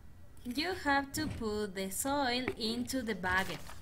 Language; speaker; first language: English; non-native, learner; Spanish